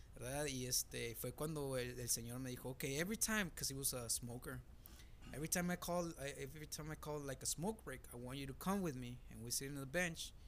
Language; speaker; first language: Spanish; native; Spanish